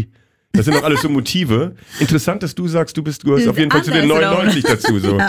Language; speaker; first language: German; native; German